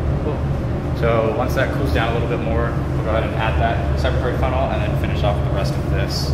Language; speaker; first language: English; native; English